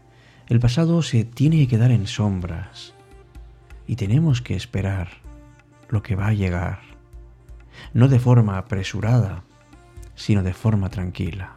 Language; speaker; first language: Spanish; native; Spanish